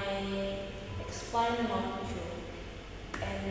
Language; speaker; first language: English; non-native, learner; Indonesian